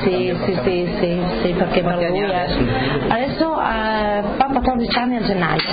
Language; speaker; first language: Italian; native; Italian